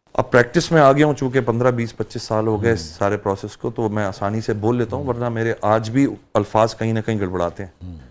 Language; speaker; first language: Urdu; early bilingual, heritage; Urdu